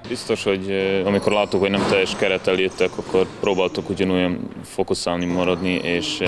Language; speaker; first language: Hungarian; non-native, learner; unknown